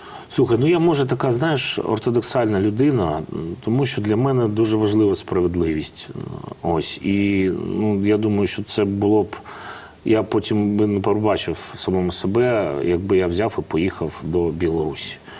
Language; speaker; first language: Ukrainian; non-native, fluent; Russian